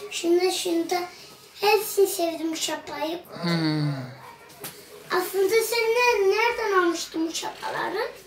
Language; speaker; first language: Turkish; early bilingual, heritage; Turkish